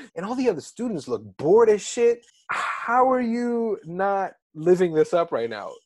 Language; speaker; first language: English; early bilingual, other home language; Arabic